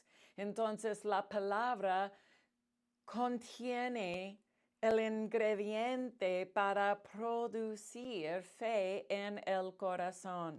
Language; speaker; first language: Spanish; non-native, fluent; English